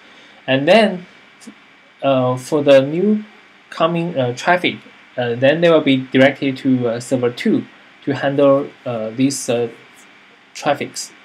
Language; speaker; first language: English; non-native, fluent; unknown